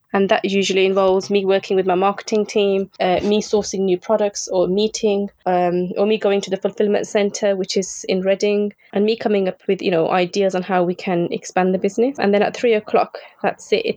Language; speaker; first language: English; native; English